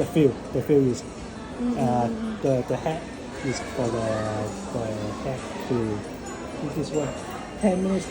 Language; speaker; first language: English; non-native, learner; Cantonese